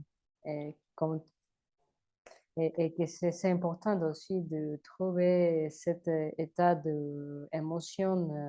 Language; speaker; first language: French; non-native, learner; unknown